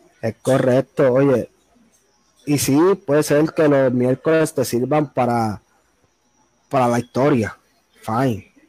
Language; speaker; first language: Spanish; native; Spanish